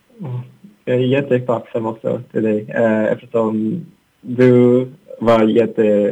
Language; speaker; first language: Swedish; non-native, learner; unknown